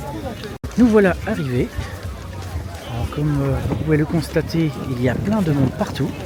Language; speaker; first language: French; native; French